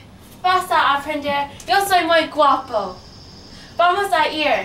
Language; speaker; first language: Spanish; non-native, learner; English